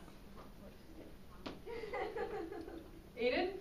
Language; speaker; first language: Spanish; non-native, fluent; English